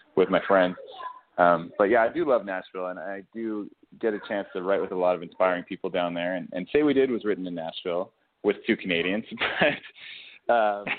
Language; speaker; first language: English; native; English